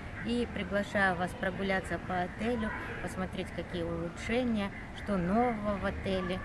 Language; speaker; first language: Russian; native; Russian